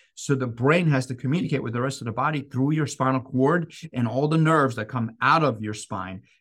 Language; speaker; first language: English; non-native, fluent; Persian